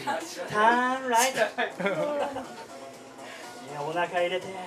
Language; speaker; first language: Japanese; native; Japanese